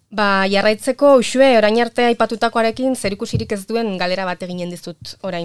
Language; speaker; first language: Basque; native; Basque